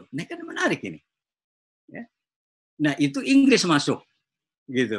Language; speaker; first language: Indonesian; native; Indonesian